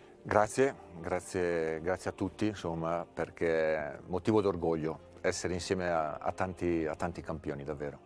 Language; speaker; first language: Italian; native; Italian